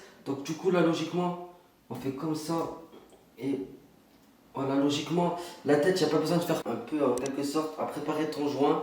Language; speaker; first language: French; native; French